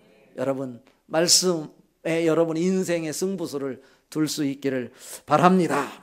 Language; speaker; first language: Korean; native; Korean